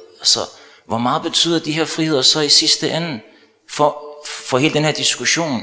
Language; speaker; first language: Danish; early bilingual, other home language; Arabic